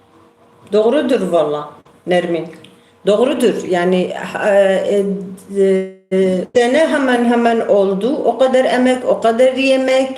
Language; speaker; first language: Turkish; non-native, local second language; Kurdish